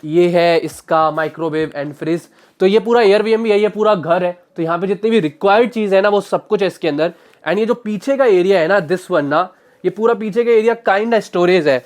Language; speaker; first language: Hindi; native; Hindi